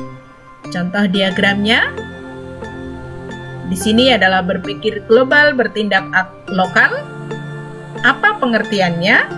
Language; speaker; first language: Indonesian; native; Indonesian